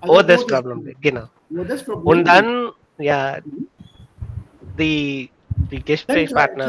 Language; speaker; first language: German; non-native, learner; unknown